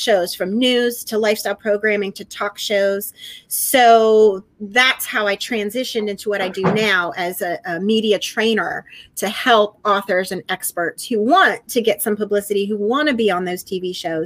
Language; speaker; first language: English; native; English